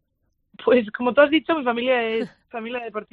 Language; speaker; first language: Spanish; native; Spanish